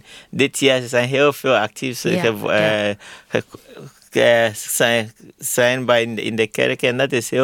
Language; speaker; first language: Dutch; non-native, learner; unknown